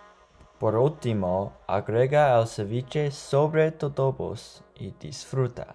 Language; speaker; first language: Spanish; non-native, learner; English